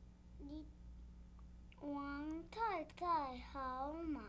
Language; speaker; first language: Chinese; non-native, learner; English